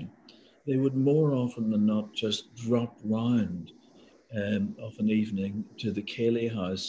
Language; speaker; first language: English; native; English